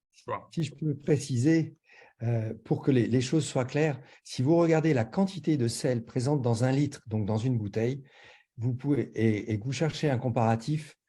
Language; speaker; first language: French; native; French